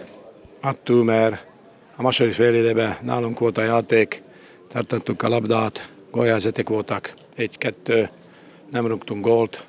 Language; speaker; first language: Hungarian; non-native, fluent; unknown